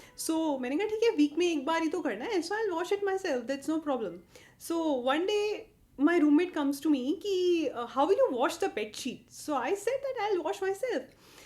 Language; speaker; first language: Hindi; native; Hindi